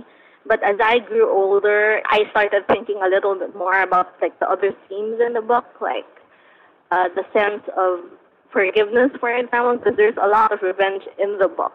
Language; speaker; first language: English; non-native, local second language; Filipino